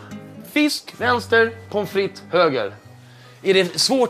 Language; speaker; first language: Swedish; native; Swedish